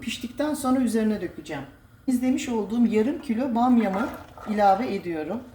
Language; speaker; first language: Turkish; native; Turkish